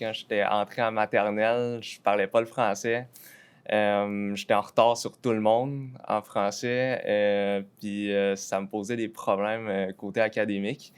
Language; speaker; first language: French; native; French